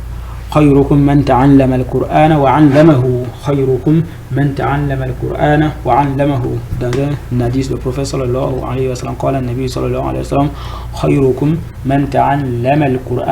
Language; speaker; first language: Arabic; non-native, fluent; French